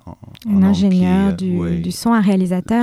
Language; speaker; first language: French; native; French